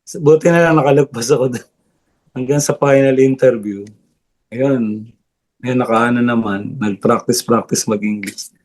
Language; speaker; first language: Filipino; non-native, local second language; Bikol